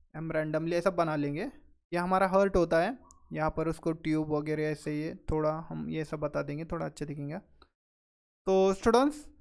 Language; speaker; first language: Hindi; non-native, local second language; Marathi